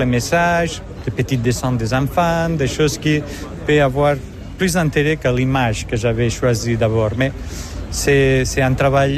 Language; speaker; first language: French; non-native, fluent; Spanish